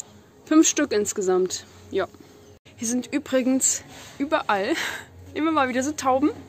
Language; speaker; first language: German; native; German